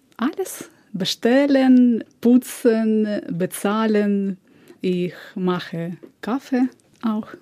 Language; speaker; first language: German; non-native, learner; Russian